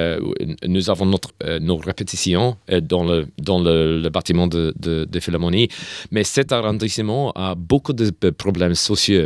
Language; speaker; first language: French; non-native, learner; English